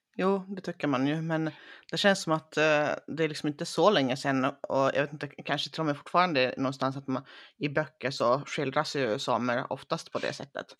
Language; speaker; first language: Swedish; early bilingual, other home language; Finnish